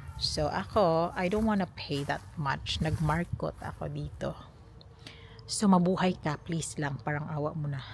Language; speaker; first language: Filipino; non-native, local second language; Cebuano